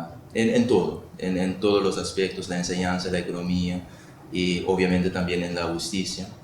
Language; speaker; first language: Spanish; non-native, local second language; Papiamento